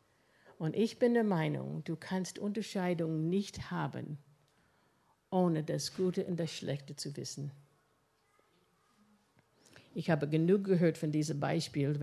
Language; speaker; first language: German; non-native, fluent; English